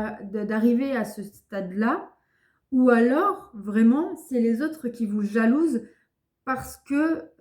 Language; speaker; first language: French; native; French